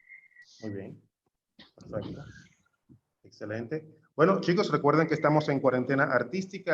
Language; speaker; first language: Spanish; native; Spanish